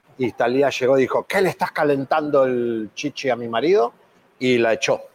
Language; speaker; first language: Spanish; native; Spanish